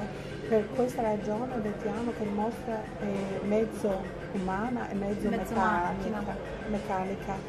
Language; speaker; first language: Italian; non-native, fluent; Albanian